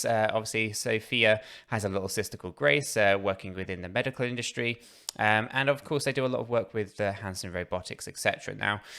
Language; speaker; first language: English; native; English